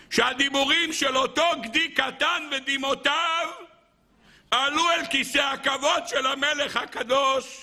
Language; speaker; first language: Hebrew; native; Hebrew